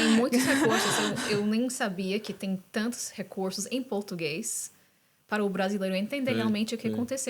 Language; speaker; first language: Portuguese; non-native, fluent; English